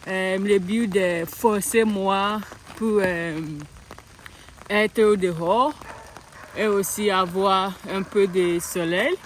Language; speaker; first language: French; non-native, learner; English